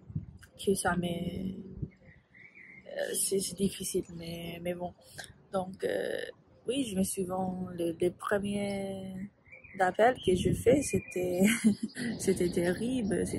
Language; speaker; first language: French; non-native, learner; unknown